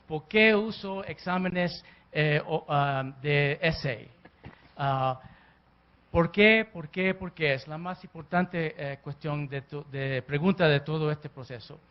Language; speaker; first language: Spanish; early bilingual, heritage; Spanish